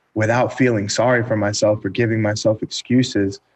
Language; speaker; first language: English; native; English